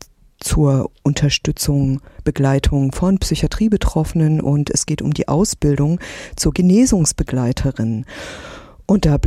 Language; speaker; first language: German; native; German